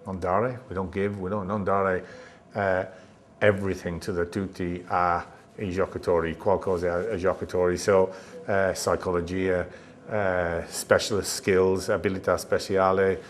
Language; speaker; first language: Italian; non-native, learner; English